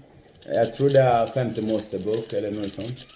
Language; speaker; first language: Norwegian; non-native, fluent; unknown